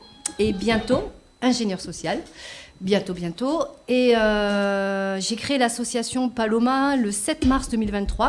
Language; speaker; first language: French; native; French